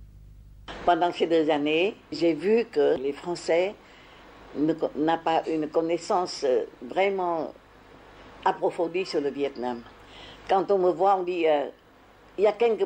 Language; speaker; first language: French; non-native, fluent; Vietnamese